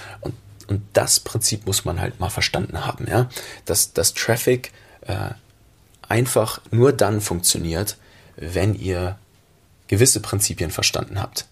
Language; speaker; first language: German; native; German